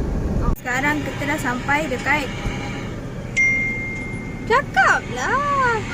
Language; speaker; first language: Malay; native; Malay